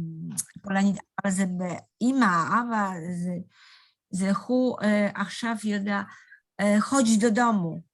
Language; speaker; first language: Hebrew; non-native, learner; Polish